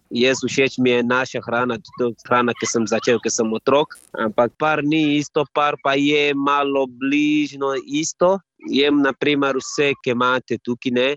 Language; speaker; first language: Slovenian; non-native, learner; Igbo